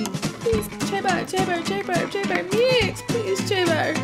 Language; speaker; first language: Korean; non-native, learner; English